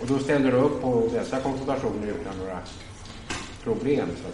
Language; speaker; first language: Swedish; native; Swedish